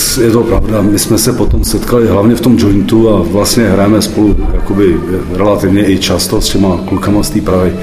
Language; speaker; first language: Czech; native; Czech